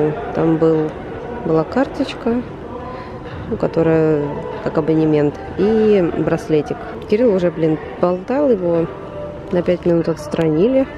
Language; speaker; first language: Russian; native; Russian